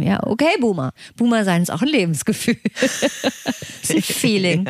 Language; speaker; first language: German; native; German